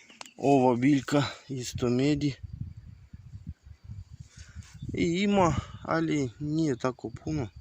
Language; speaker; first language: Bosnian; non-native, learner; Russian